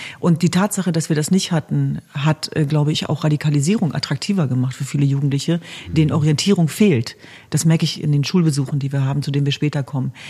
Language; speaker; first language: German; early bilingual, other home language; Kurdish